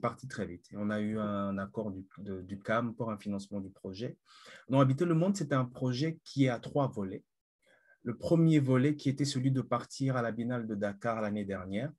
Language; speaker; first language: French; non-native, local second language; Lingala